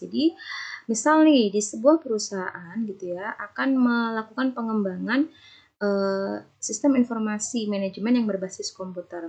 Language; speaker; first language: Indonesian; native; Indonesian